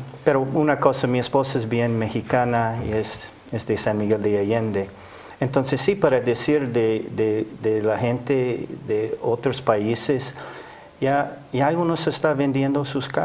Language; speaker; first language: Spanish; non-native, fluent; English